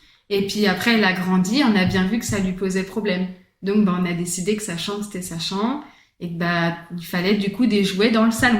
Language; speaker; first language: French; native; French